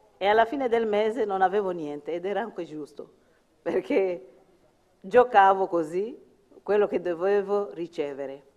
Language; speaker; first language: Italian; non-native, fluent; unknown